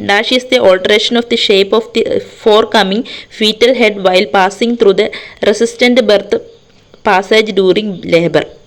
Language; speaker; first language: English; non-native, local second language; Malayalam